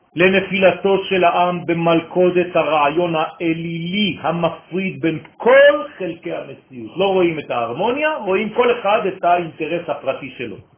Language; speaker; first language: Hebrew; non-native, fluent; French